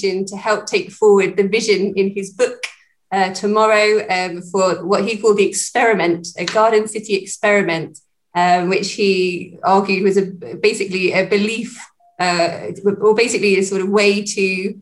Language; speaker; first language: English; native; English